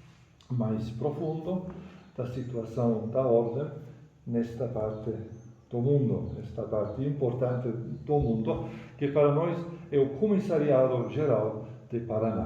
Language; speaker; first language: Portuguese; non-native, fluent; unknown